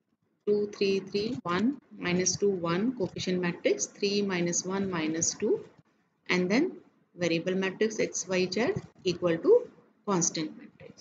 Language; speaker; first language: English; non-native, local second language; Hindi